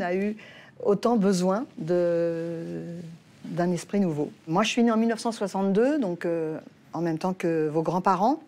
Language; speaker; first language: French; native; French